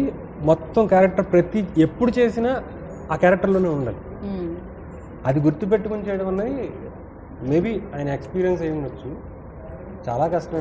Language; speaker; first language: Telugu; native; Telugu